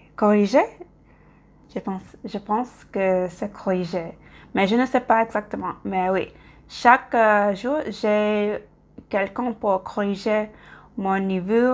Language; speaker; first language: French; non-native, learner; English